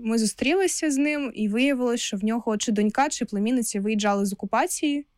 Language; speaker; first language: Ukrainian; non-native, local second language; Russian